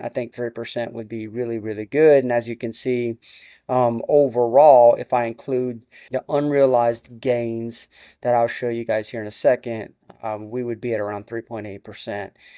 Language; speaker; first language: English; native; English